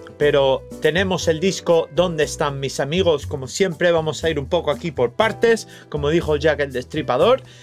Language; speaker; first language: Spanish; non-native, fluent; English